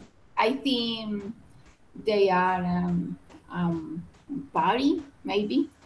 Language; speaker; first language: English; non-native, learner; Spanish